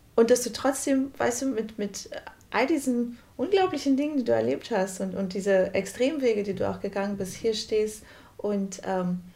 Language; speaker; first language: German; non-native, fluent; Portuguese